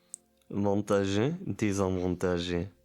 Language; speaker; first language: Portuguese; non-native, learner; German